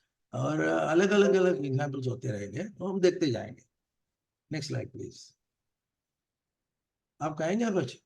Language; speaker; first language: Hindi; non-native, local second language; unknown